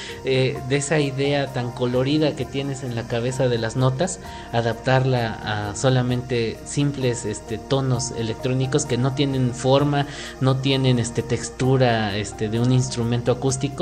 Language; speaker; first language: Spanish; native; Spanish